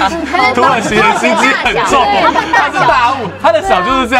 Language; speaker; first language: Chinese; native; Chinese